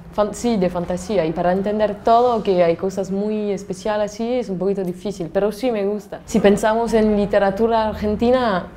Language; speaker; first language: Spanish; non-native, learner; French